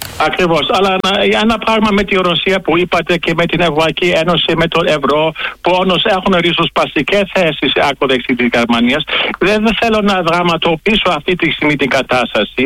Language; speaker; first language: Greek; non-native, fluent; German